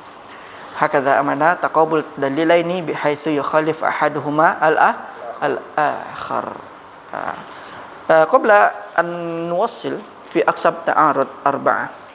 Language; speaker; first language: Arabic; non-native, learner; Malay